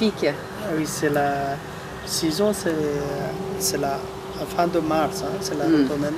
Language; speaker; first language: French; non-native, learner; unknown